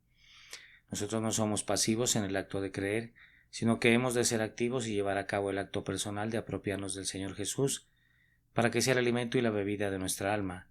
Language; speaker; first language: Spanish; native; Spanish